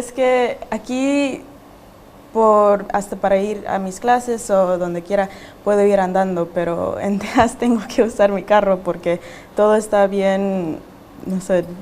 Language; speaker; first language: Spanish; early bilingual, heritage; Spanish